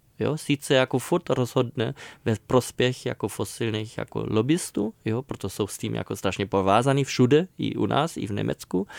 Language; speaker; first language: Czech; non-native, fluent; German